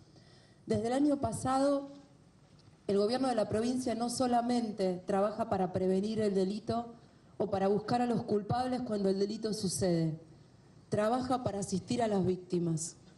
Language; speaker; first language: Spanish; native; Spanish